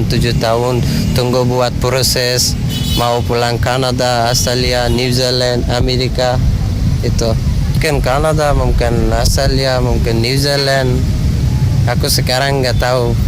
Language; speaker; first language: Indonesian; non-native, learner; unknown